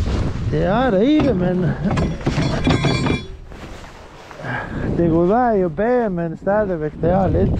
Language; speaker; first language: Danish; non-native, learner; Estonian